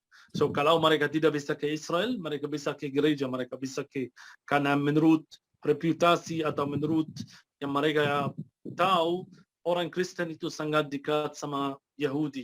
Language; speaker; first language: Indonesian; non-native, fluent; Arabic